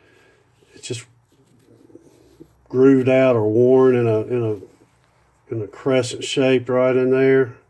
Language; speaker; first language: English; native; English